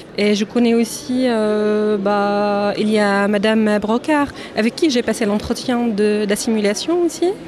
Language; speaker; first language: French; non-native, fluent; Arabic